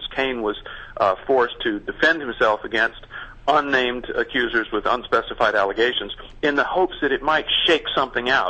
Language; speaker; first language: English; native; English